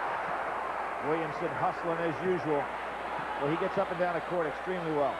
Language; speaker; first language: English; native; English